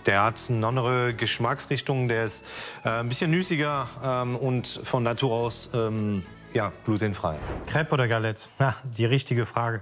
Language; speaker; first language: German; non-native, fluent; French